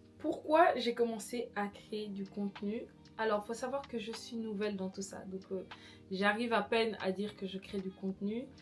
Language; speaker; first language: French; native; French